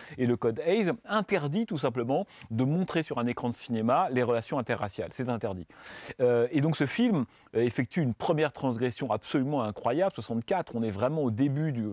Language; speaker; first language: French; native; French